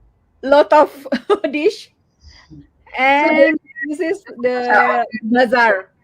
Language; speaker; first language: English; non-native, learner; Indonesian